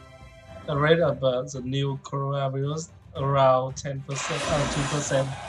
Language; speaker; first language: English; non-native, learner; Vietnamese